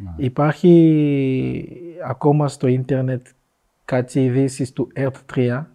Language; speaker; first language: Greek; non-native, fluent; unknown